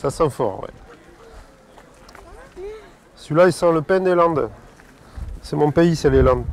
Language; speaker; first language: French; native; French